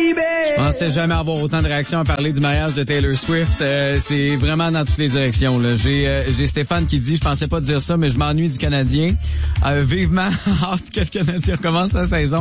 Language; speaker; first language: French; native; French